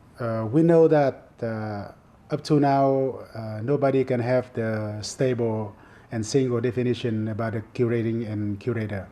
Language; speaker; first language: English; non-native, fluent; Vietnamese